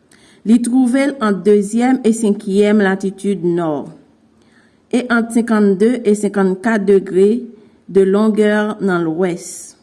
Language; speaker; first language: French; non-native, learner; Haitian Creole